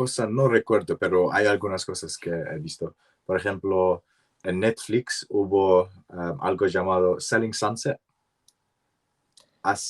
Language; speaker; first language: Spanish; non-native, learner; English